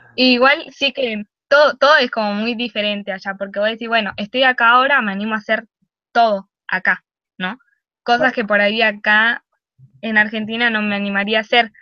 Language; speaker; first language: Spanish; native; Spanish